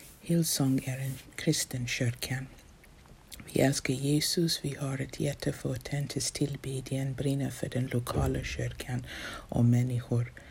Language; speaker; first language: Swedish; non-native, fluent; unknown